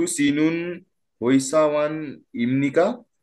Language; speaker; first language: Korean; non-native, learner; Nepali